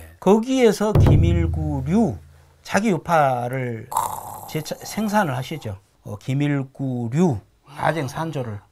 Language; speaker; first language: Korean; native; Korean